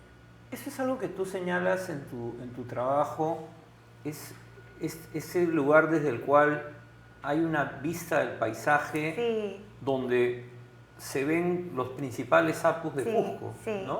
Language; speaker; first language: Spanish; native; Spanish